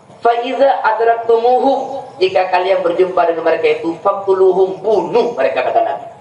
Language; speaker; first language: Malay; non-native, local second language; Achinese